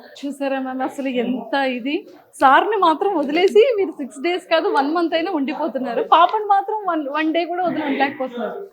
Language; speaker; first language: Telugu; native; Telugu